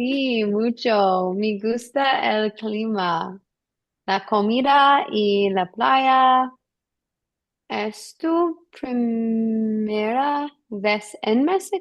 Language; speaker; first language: Spanish; non-native, learner; English